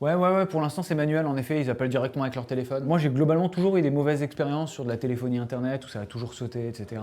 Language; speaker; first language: French; native; French